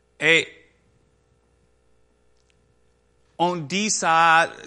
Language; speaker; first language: French; non-native, learner; English